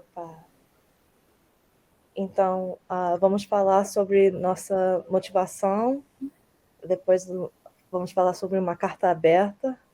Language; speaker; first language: Portuguese; early bilingual, heritage; Portuguese